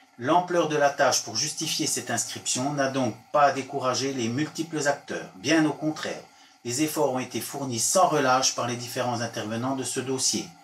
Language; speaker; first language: French; native; French